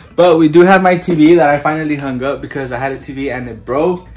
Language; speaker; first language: English; early bilingual, other home language; Spanish